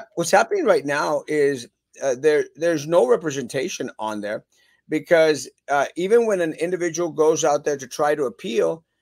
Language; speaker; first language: English; early bilingual, other home language; Spanish